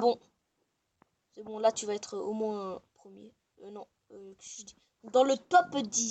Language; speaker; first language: French; native; French